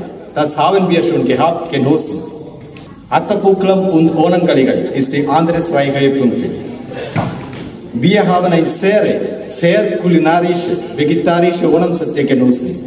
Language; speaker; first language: German; non-native, fluent; Malayalam